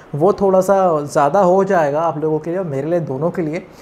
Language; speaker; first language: Hindi; native; Hindi